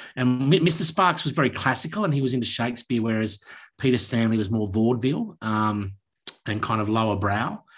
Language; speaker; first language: English; native; English